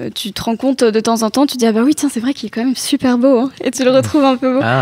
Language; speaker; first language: French; native; French